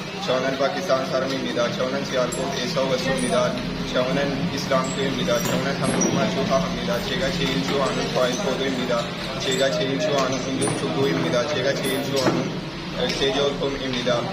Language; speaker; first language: Korean; non-native, learner; Punjabi